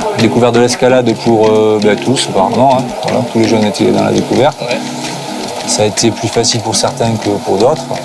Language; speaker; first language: French; native; French